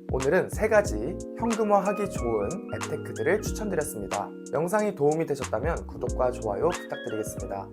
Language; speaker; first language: Korean; native; Korean